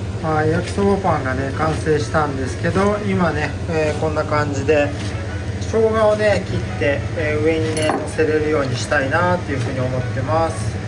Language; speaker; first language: Japanese; native; Japanese